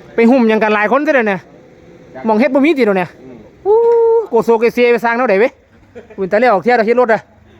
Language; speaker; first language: Thai; non-native, local second language; Lao